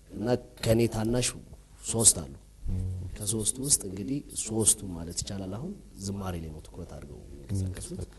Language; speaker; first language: Amharic; native; Amharic